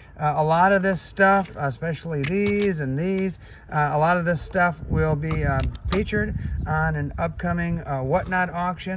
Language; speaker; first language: English; native; English